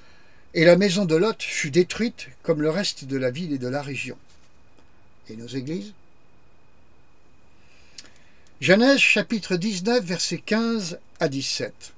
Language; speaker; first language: French; native; French